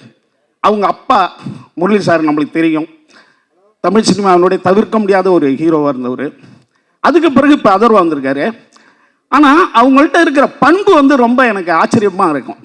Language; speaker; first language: Tamil; native; Tamil